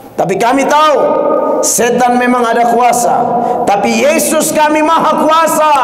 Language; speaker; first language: Indonesian; native; Indonesian